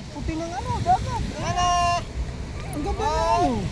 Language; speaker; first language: Filipino; early bilingual, heritage; Filipino